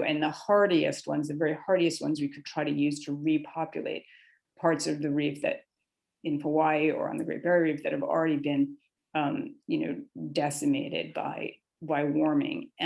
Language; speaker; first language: English; native; English